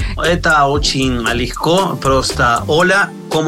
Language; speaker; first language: Russian; non-native, learner; Spanish